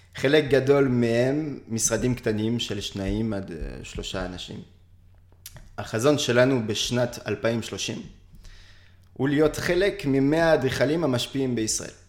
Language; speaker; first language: Hebrew; early bilingual, other home language; French